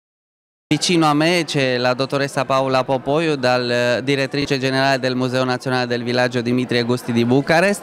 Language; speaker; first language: Italian; non-native, fluent; Romanian